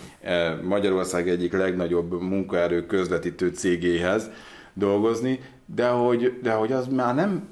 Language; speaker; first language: Hungarian; native; Hungarian